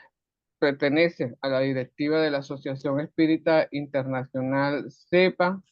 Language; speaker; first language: Spanish; native; Spanish